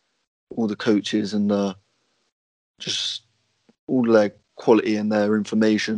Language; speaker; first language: English; native; English